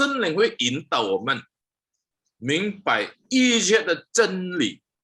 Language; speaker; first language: Chinese; early bilingual, heritage; Chinese